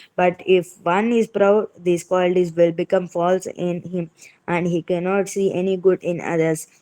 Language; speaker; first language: English; non-native, local second language; Telugu